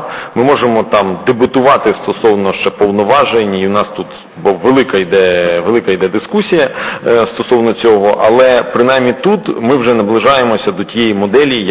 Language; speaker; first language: Ukrainian; native; Ukrainian